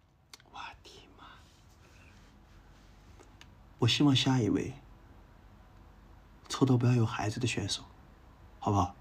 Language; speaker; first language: Chinese; native; Chinese